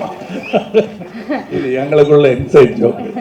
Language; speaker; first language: Tamil; native; Tamil